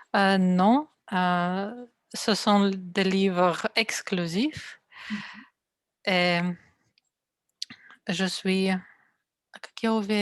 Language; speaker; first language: French; non-native, learner; Russian